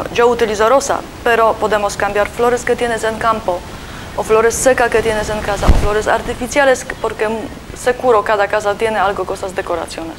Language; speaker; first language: Spanish; non-native, learner; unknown